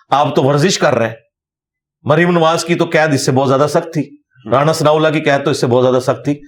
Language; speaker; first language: Urdu; non-native, local second language; Punjabi